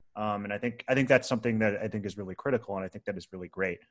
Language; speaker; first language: English; native; English